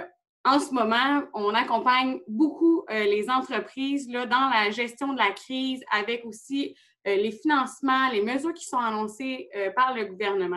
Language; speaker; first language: French; native; French